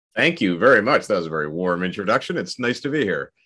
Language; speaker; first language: English; native; English